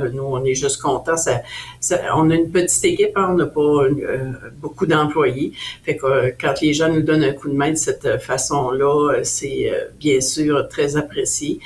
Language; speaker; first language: French; native; French